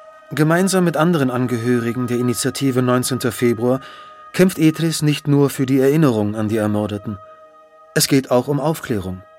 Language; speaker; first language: German; native; German